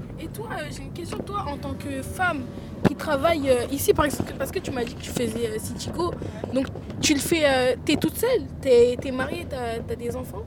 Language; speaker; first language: French; early bilingual, other home language; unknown